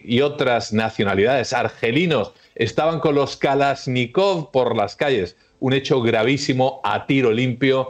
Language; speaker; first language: Spanish; early bilingual, heritage; Spanish